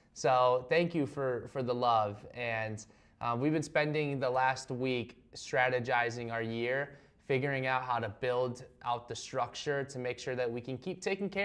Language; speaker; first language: English; native; English